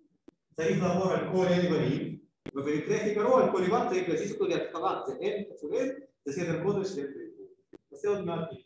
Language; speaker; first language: Hebrew; non-native, fluent; Russian